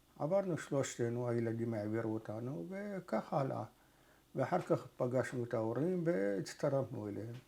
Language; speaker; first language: Hebrew; early bilingual, other home language; Arabic